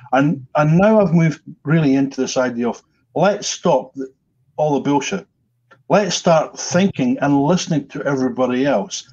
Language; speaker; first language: English; native; English